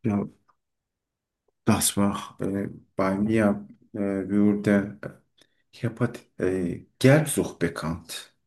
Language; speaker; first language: German; non-native, learner; Turkish